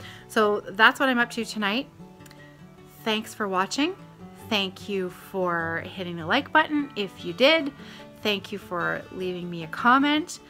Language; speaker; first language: English; native; English